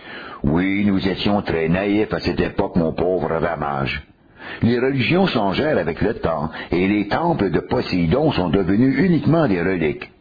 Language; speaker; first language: French; native; French